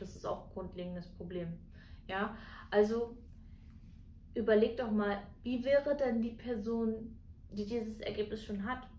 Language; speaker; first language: German; native; German